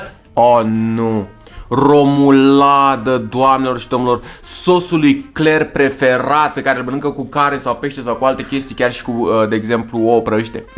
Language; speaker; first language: Romanian; native; Romanian